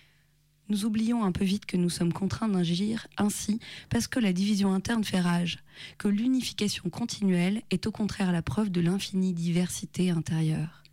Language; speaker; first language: French; native; French